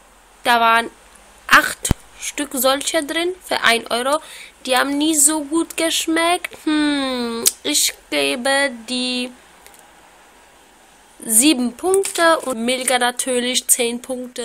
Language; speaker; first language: German; non-native, learner; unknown